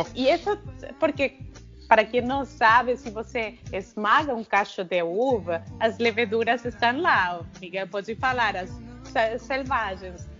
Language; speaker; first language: Portuguese; non-native, fluent; Spanish